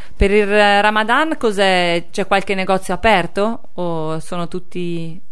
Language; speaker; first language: Italian; native; Italian